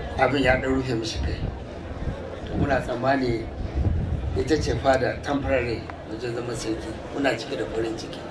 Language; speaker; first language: Hausa; native; Hausa